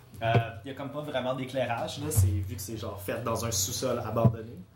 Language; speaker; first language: French; native; French